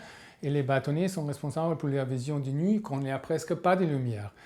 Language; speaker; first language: French; non-native, fluent; German